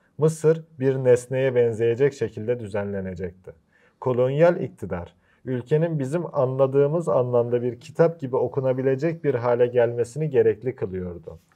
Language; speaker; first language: Turkish; native; Turkish